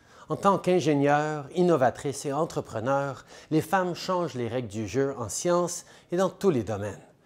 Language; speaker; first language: French; early bilingual, heritage; French